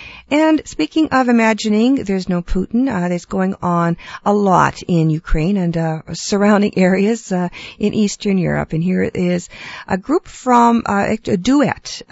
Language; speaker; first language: English; early bilingual, other home language; Ukrainian